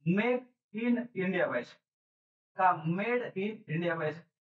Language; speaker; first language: Hindi; non-native, local second language; Marathi